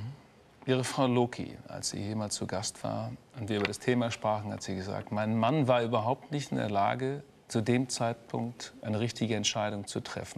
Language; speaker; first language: German; native; German